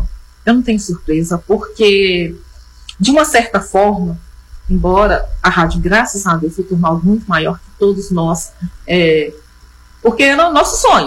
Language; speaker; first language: Portuguese; native; Portuguese